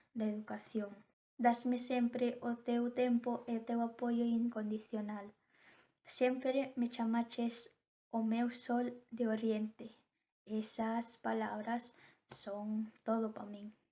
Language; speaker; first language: Galician; early bilingual, other home language; Indonesian